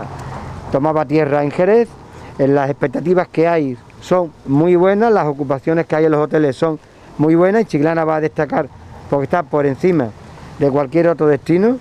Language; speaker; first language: Spanish; native; Spanish